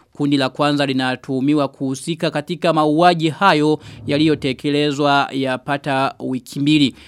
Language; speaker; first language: Swahili; non-native, local second language; Rundi